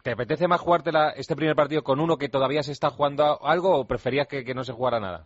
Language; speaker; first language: Spanish; native; Spanish